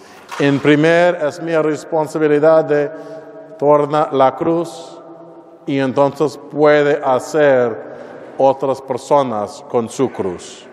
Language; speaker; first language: Spanish; non-native, learner; English